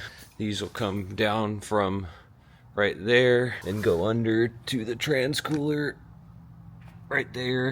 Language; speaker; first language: English; native; English